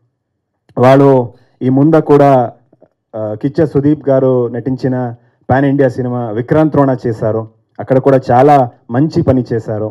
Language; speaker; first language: Telugu; non-native, fluent; Kannada